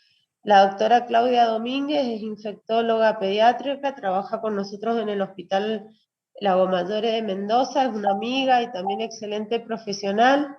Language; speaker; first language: Spanish; native; Spanish